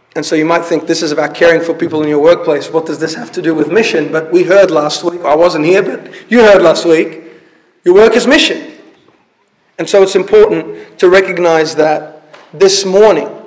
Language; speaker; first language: English; early bilingual, other home language; Arabic